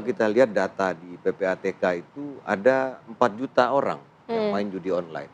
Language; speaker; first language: Indonesian; native; Indonesian